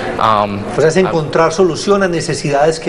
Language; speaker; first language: Spanish; native; Spanish